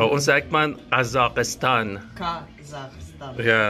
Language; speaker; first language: German; non-native, learner; Persian